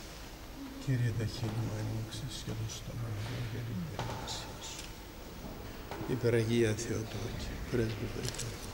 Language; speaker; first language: Greek; native; Greek